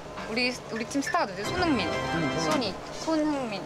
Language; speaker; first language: Korean; native; Korean